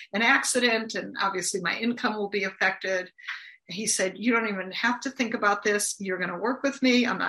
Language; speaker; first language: English; native; English